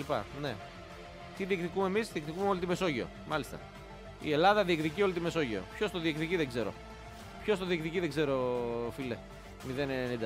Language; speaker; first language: Greek; native; Greek